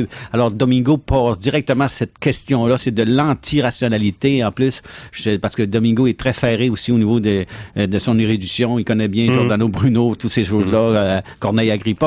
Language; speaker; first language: French; native; French